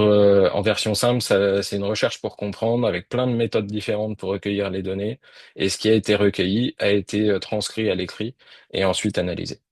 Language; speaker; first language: French; native; French